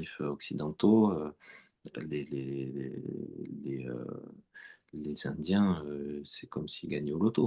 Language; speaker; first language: French; native; French